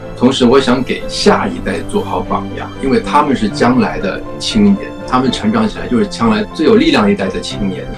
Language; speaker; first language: Chinese; native; Chinese